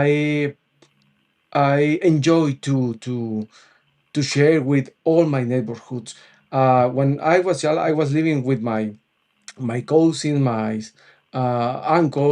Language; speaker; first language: English; non-native, local second language; Spanish